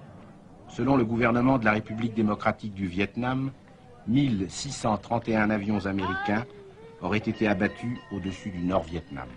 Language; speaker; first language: French; native; French